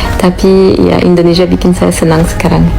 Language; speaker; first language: Indonesian; non-native, fluent; French